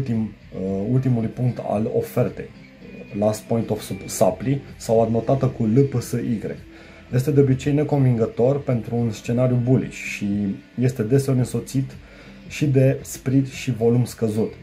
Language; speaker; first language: Romanian; native; Romanian